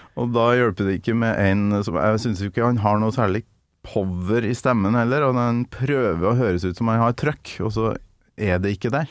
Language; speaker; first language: Norwegian; native; Norwegian